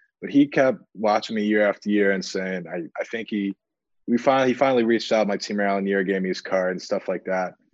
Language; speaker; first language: English; native; English